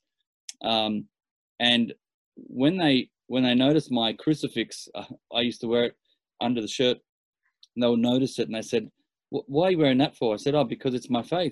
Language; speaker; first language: English; native; English